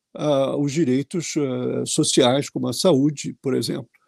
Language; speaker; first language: Portuguese; native; Portuguese